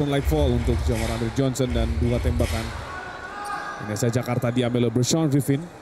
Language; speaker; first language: Indonesian; native; Indonesian